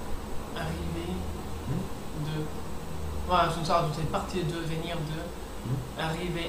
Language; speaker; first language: French; non-native, learner; English